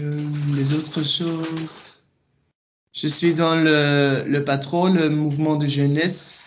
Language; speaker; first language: French; non-native, learner; Dutch